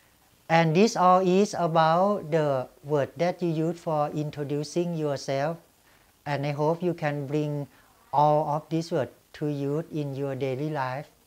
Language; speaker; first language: English; non-native, fluent; Thai